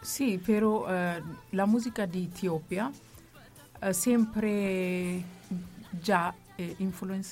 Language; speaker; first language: Italian; non-native, learner; Amharic